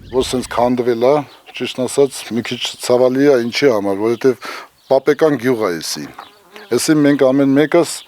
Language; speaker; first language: Armenian; non-native, local second language; Kurdish